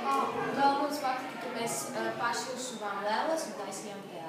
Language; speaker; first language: Latvian; non-native, local second language; Russian